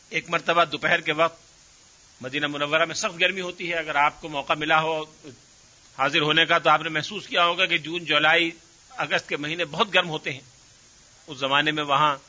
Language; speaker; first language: Urdu; native; Urdu